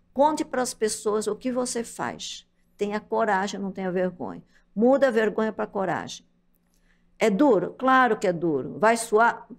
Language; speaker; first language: Portuguese; early bilingual, other home language; Japanese